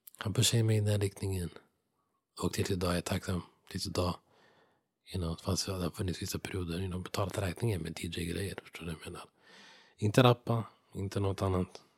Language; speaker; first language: Swedish; non-native, fluent; English